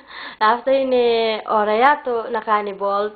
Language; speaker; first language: Greek; non-native, learner; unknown